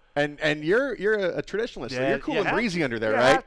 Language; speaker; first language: English; native; English